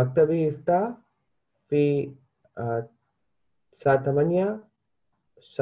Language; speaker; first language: Arabic; non-native, learner; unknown